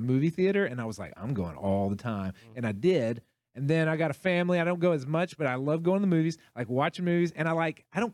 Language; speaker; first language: English; native; English